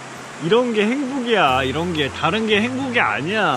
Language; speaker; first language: Korean; native; Korean